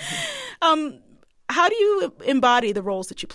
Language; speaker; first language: English; native; English